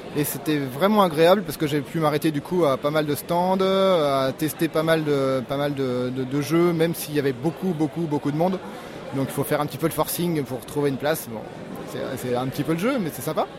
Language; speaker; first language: French; native; French